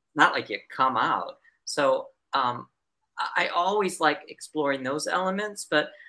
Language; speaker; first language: English; native; English